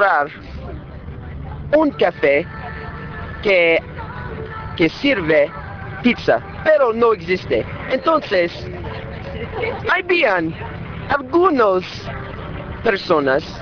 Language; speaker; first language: Spanish; non-native, learner; English